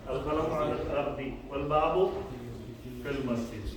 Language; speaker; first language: Arabic; non-native, fluent; Urdu